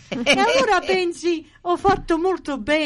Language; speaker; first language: Italian; early bilingual, heritage; Italian